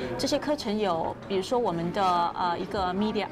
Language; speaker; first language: Chinese; native; Chinese